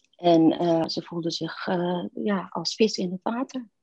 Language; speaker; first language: Dutch; non-native, fluent; Persian